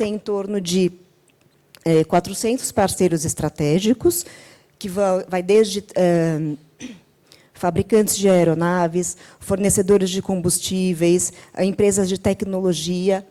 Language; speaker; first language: Portuguese; native; Portuguese